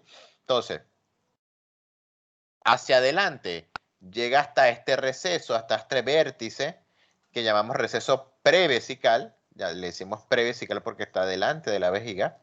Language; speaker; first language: Spanish; native; Spanish